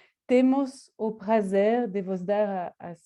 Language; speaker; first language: Portuguese; non-native, fluent; Spanish